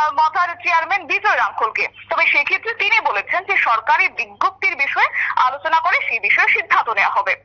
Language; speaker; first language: Bangla; native; Bangla